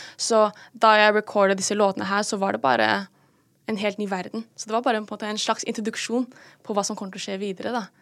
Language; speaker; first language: Norwegian; early bilingual, other home language; Filipino